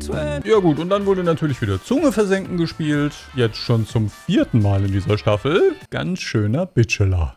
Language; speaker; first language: German; native; German